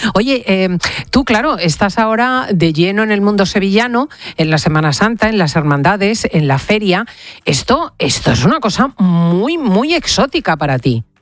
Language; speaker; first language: Spanish; native; Spanish